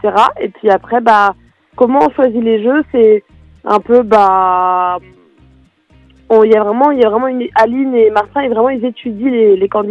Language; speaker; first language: French; native; French